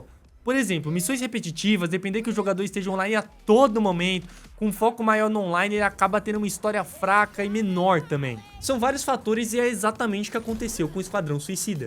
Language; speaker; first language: Portuguese; native; Portuguese